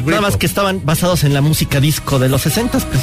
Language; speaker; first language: Spanish; native; Spanish